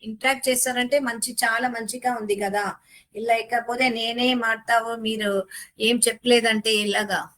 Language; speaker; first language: Telugu; non-native, learner; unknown